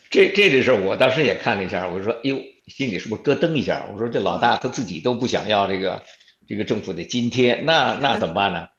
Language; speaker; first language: Chinese; native; Chinese